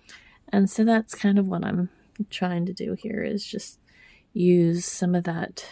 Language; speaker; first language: English; native; English